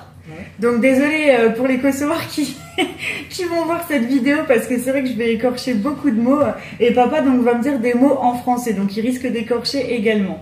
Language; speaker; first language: French; native; French